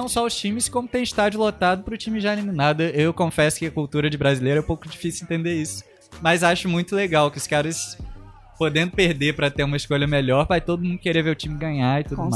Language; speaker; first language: Portuguese; native; Portuguese